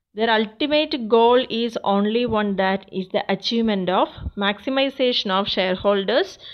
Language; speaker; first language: English; non-native, local second language; Malayalam